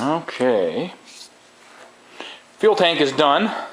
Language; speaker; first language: English; native; English